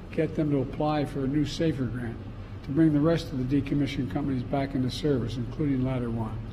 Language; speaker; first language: English; native; English